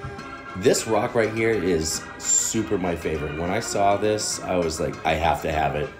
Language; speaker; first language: English; native; English